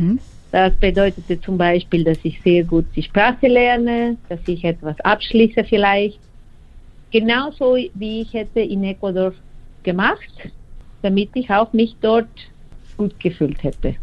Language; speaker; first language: German; non-native, fluent; Spanish